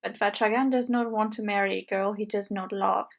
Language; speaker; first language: English; non-native, fluent; Armenian